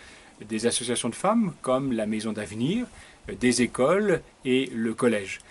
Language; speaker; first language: French; native; French